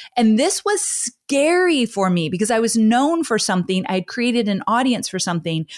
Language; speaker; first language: English; native; English